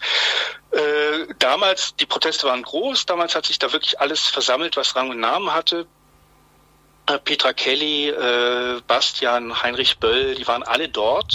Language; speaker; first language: German; native; German